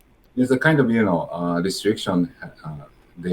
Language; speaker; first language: English; non-native, learner; Japanese